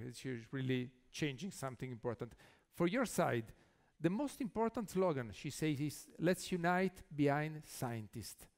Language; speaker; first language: English; non-native, fluent; Italian